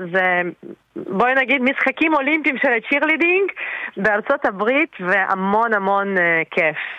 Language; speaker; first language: Hebrew; non-native, fluent; Russian